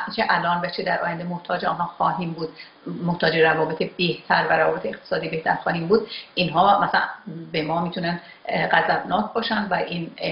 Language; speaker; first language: Persian; non-native, local second language; Azerbaijani